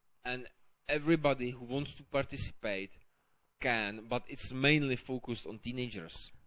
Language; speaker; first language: English; non-native, fluent; Czech